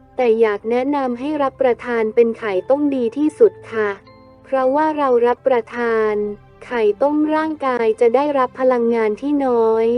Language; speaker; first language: Thai; native; Thai